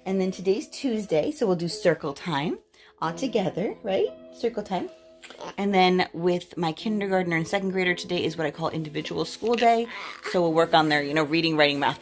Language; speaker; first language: English; native; English